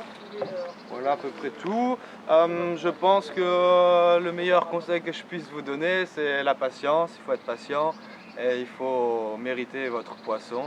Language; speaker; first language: French; native; French